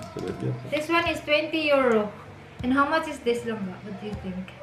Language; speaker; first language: English; non-native, local second language; Filipino